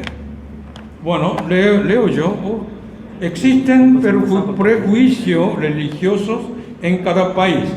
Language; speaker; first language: Spanish; non-native, fluent; Korean